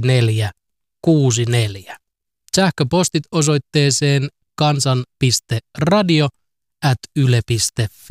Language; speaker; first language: Finnish; native; Finnish